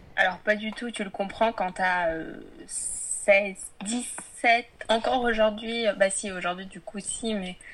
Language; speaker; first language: French; early bilingual, other home language; Polish